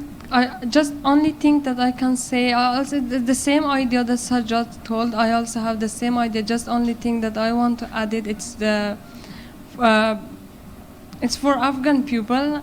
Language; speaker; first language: English; non-native, learner; Persian